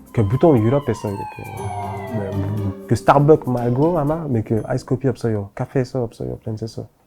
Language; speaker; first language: Korean; non-native, learner; French